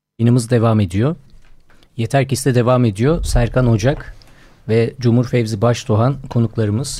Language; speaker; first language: Turkish; native; Turkish